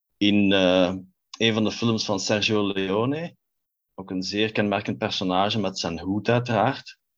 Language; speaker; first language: Dutch; native; Dutch